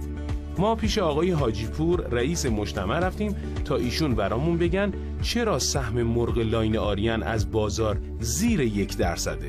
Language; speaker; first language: Persian; native; Persian